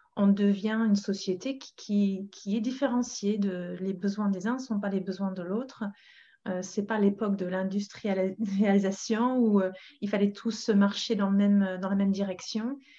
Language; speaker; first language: French; non-native, fluent; English